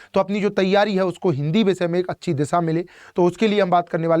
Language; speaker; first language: Hindi; native; Hindi